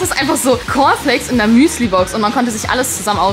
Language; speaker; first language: German; native; German